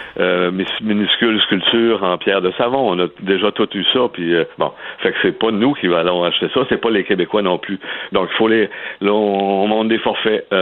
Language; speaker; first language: French; native; French